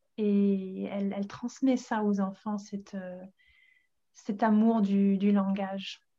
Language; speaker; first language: French; non-native, fluent; English